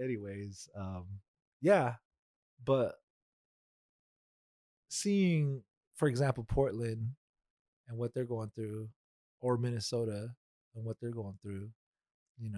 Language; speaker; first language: English; early bilingual, other home language; Spanish